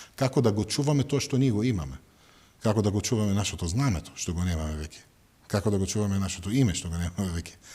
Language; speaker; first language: Macedonian; non-native, fluent; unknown